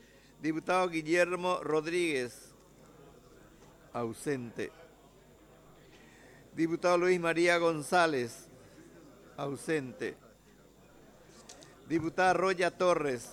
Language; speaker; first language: Spanish; native; Spanish